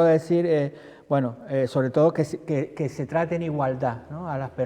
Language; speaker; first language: Spanish; native; Spanish